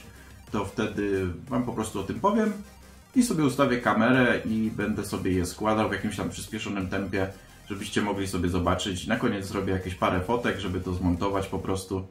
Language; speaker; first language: Polish; native; Polish